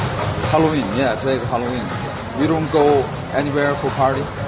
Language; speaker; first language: English; non-native, learner; Korean